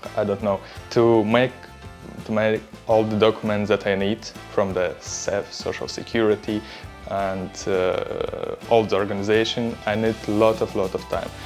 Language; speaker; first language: English; non-native, learner; Russian